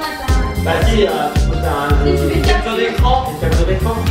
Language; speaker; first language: French; native; French